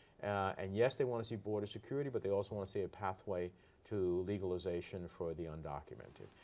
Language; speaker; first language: English; early bilingual, other home language; Spanish